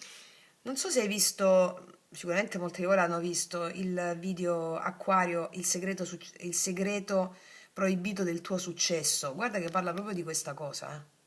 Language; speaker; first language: Italian; native; Italian